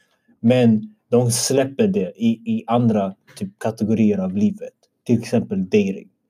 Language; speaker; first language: Swedish; early bilingual, other home language; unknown